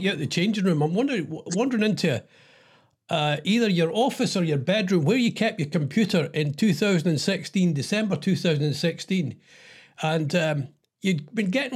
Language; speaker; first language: English; native; English